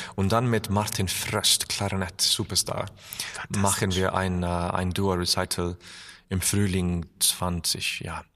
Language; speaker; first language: German; non-native, learner; Icelandic